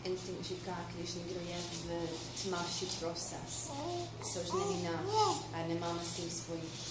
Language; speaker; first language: Czech; non-native, fluent; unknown